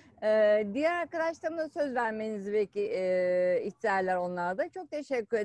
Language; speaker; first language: Turkish; native; Turkish